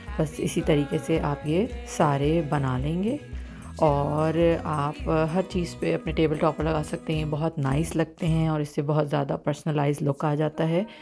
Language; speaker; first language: Urdu; native; Urdu